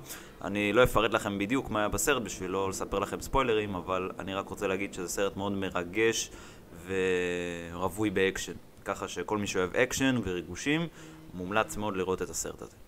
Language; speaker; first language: Hebrew; native; Hebrew